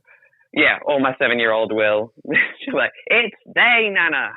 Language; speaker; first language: English; native; English